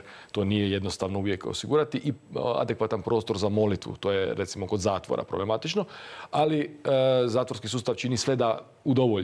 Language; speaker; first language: Croatian; native; Croatian